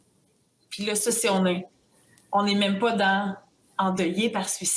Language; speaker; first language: French; native; French